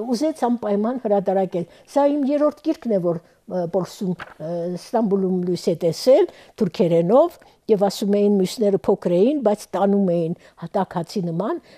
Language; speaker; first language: Armenian; early bilingual, heritage; Armenian